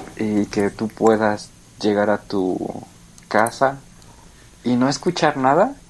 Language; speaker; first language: Spanish; native; Spanish